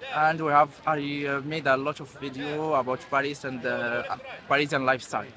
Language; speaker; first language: English; non-native, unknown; French